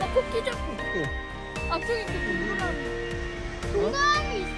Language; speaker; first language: Korean; early bilingual, other home language; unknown